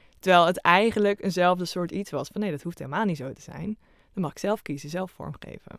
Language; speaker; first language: Dutch; native; Dutch